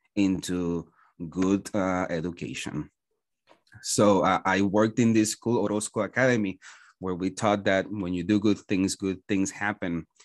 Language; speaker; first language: English; non-native, fluent; Spanish